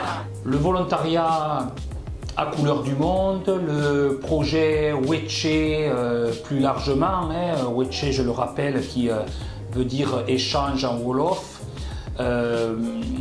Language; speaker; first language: French; native; French